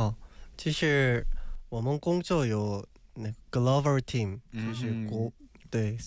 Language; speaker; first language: Chinese; non-native, fluent; Korean